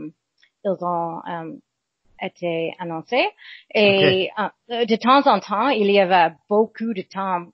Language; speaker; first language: French; non-native, learner; English